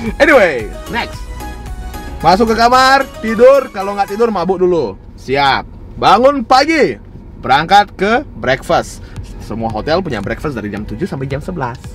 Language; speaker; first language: Indonesian; non-native, fluent; Russian